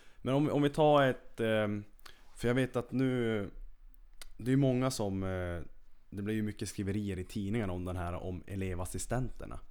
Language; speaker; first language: Swedish; native; Swedish